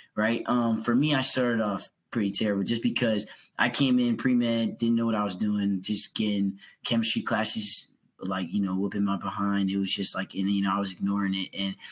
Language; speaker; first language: English; native; English